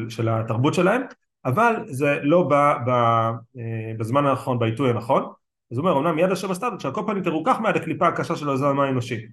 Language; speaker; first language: Hebrew; native; Hebrew